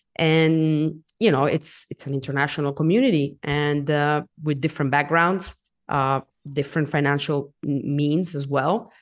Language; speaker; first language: English; non-native, fluent; Italian